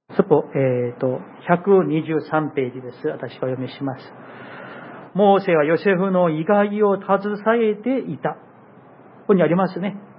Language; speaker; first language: Japanese; non-native, fluent; Korean